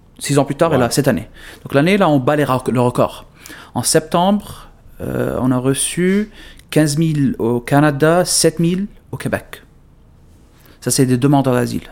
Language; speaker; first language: French; non-native, fluent; Arabic